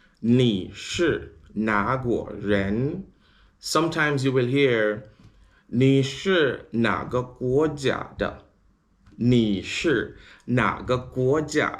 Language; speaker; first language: Chinese; non-native, learner; English